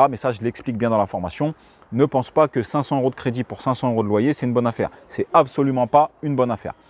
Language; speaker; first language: French; native; French